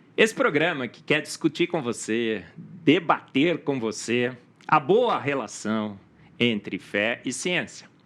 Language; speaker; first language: Portuguese; native; Portuguese